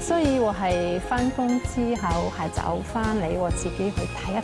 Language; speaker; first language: Cantonese; non-native, fluent; French